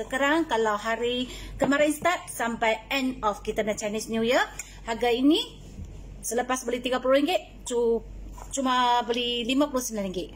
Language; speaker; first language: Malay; non-native, local second language; Min Nan Chinese